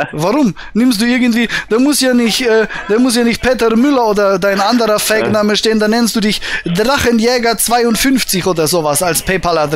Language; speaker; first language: German; native; German